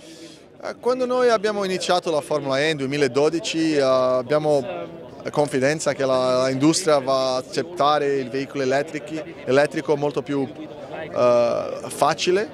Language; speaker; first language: Italian; non-native, learner; Portuguese